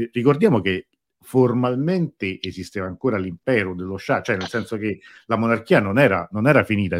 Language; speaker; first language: Italian; native; Italian